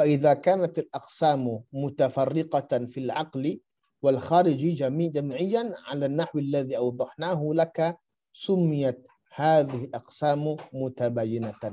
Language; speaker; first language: Arabic; non-native, fluent; Indonesian